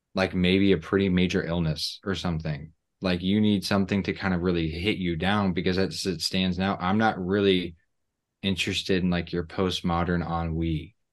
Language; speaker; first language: English; native; English